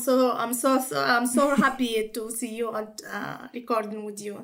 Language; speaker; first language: English; non-native, learner; Arabic